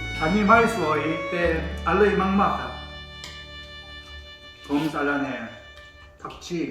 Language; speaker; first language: Thai; non-native, learner; Korean